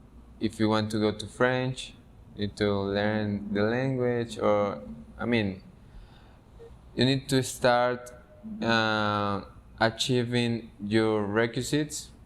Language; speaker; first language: English; non-native, fluent; Spanish